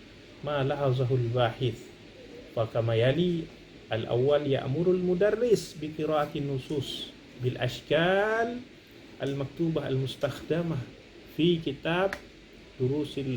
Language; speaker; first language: Arabic; non-native, fluent; Indonesian